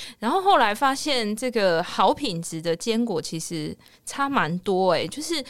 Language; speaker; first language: Chinese; native; Chinese